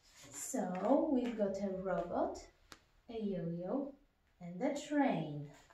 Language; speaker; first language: English; non-native, fluent; Polish